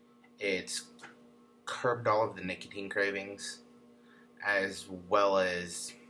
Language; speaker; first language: English; native; English